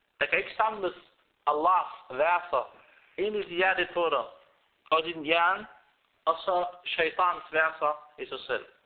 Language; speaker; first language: Danish; non-native, fluent; Arabic